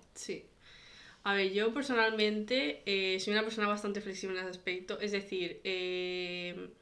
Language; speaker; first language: Spanish; early bilingual, other home language; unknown